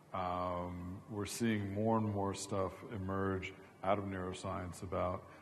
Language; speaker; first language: English; native; English